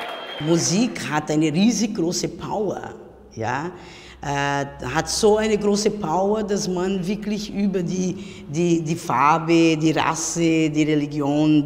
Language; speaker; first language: German; non-native, fluent; Portuguese